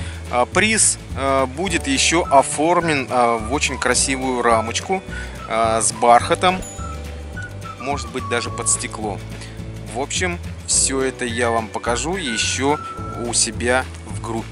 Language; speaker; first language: Russian; native; Russian